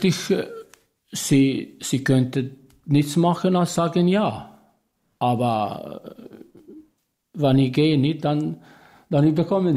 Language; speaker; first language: German; non-native, learner; Albanian